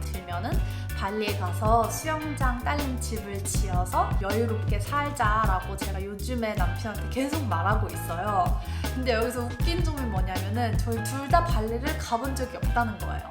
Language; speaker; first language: Korean; native; Korean